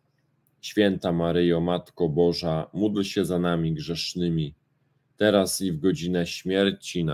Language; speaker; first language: Polish; native; Polish